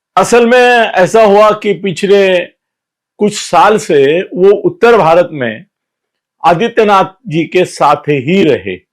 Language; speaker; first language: Hindi; native; Hindi